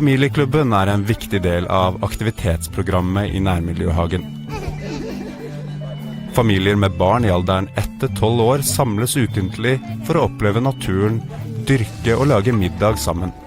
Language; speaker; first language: Norwegian; native; Norwegian